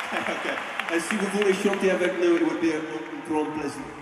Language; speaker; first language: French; non-native, learner; English